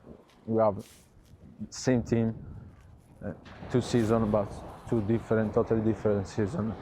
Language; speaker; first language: English; non-native, learner; Italian